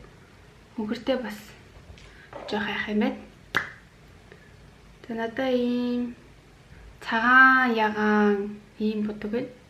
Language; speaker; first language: Mongolian; native; Mongolian